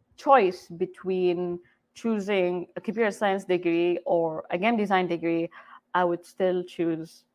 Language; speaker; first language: English; non-native, fluent; Arabic